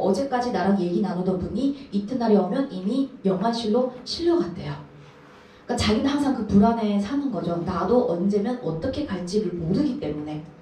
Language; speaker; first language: Korean; early bilingual, heritage; Korean